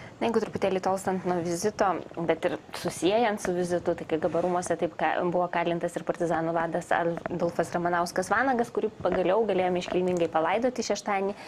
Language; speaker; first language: Lithuanian; native; Lithuanian